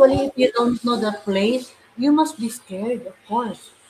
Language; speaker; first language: English; non-native, local second language; Filipino